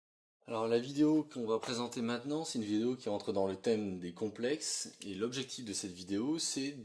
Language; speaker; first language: French; native; French